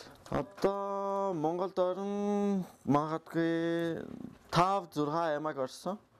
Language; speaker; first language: Mongolian; non-native, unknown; French